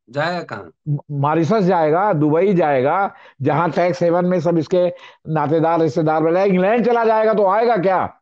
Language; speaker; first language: Hindi; native; Hindi